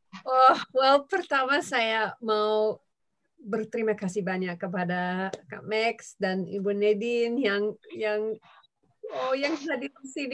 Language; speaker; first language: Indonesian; non-native, fluent; English